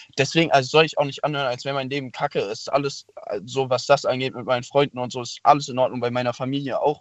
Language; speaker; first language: German; native; German